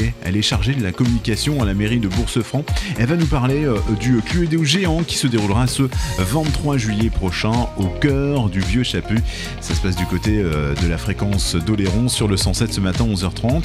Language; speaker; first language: French; native; French